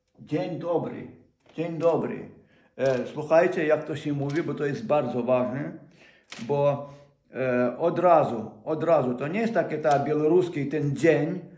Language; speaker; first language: Polish; non-native, fluent; Ukrainian